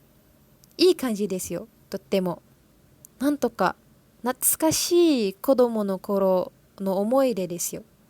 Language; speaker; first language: Japanese; non-native, learner; Malay